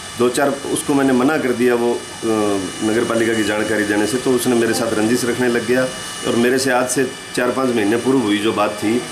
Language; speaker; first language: Hindi; native; Hindi